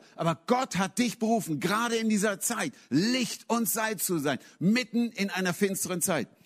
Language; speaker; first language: German; native; German